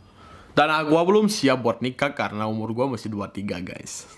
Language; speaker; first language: Indonesian; early bilingual, other home language; Russian